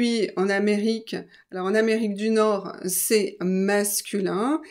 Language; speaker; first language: French; native; French